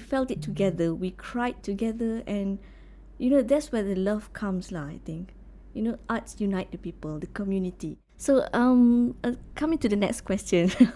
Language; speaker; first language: English; non-native, local second language; Malay